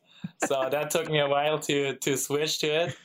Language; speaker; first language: English; non-native, fluent; German